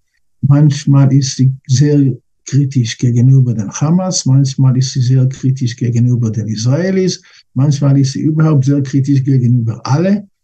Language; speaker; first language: German; non-native, fluent; English